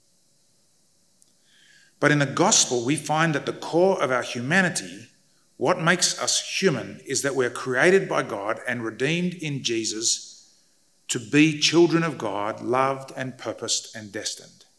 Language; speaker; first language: English; native; English